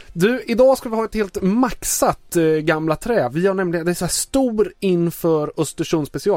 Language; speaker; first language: Swedish; native; Swedish